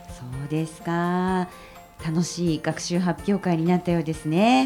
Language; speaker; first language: Japanese; native; Japanese